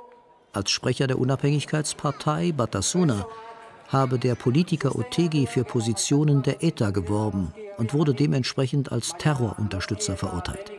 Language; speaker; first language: German; native; German